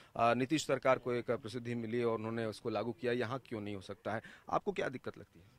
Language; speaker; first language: Hindi; native; Hindi